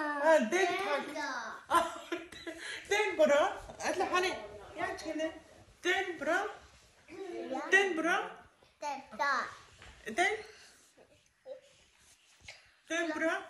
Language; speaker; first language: Swedish; non-native, learner; Mongolian